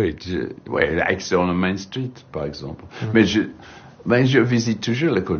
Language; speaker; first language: French; non-native, learner; English